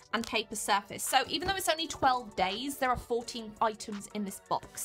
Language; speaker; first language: English; native; English